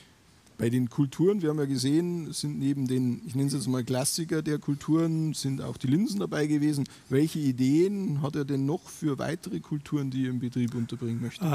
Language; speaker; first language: German; native; German